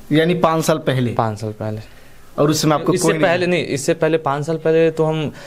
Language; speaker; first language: Hindi; native; Hindi